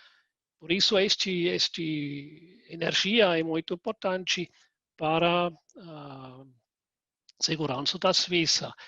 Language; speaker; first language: Portuguese; non-native, fluent; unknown